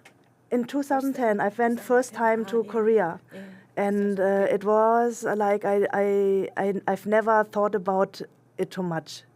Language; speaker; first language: English; non-native, local second language; German